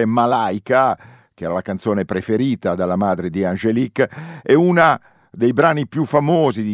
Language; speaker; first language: Italian; native; Italian